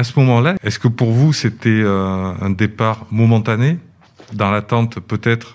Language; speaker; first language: French; native; French